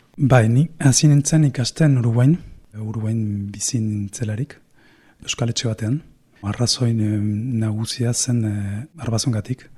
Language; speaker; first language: Basque; non-native, fluent; Spanish